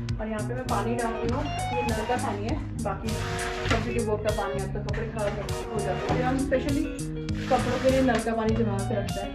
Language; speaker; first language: Hindi; native; Hindi